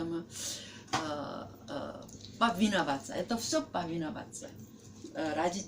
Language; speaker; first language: Russian; non-native, learner; Korean